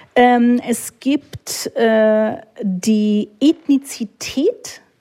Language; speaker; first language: German; non-native, fluent; English